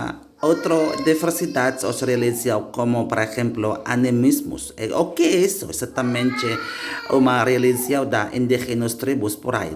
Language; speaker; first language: Portuguese; non-native, learner; Indonesian